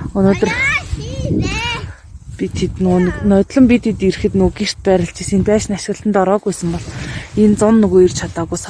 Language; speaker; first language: Mongolian; native; Mongolian